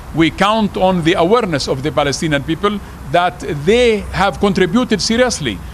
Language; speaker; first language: English; non-native, fluent; Arabic